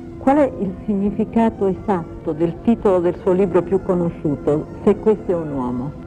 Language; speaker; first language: Italian; native; Italian